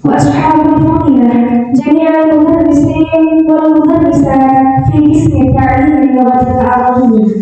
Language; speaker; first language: Arabic; non-native, learner; Indonesian